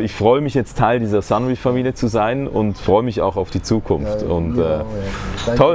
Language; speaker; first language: German; native; German